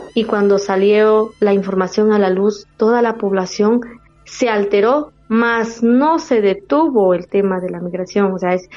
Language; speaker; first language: Spanish; non-native, local second language; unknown